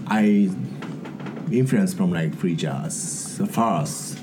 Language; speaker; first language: English; non-native, learner; Japanese